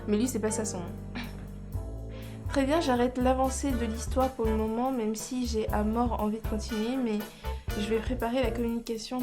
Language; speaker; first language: French; native; French